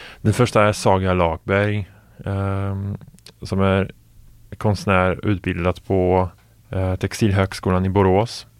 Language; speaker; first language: Swedish; non-native, fluent; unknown